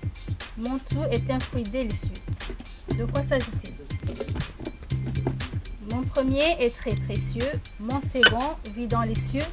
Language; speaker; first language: French; non-native, local second language; Comorian